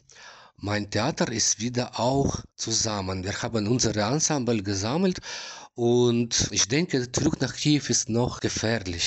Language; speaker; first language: German; non-native, learner; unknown